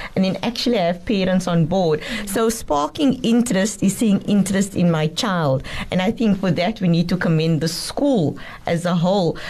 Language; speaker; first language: English; native; English